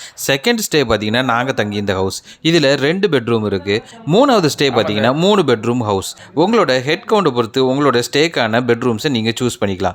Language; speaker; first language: Tamil; native; Tamil